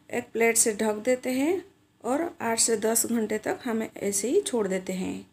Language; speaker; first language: Hindi; native; Hindi